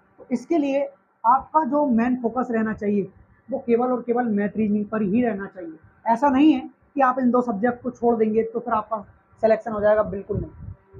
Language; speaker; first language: Hindi; native; Hindi